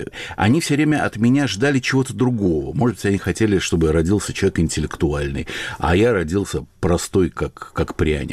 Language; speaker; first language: Russian; native; Russian